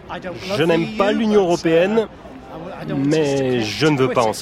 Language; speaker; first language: French; non-native, fluent; English